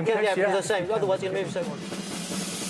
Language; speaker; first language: English; native; English